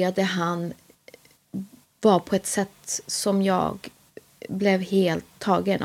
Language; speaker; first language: Swedish; native; Swedish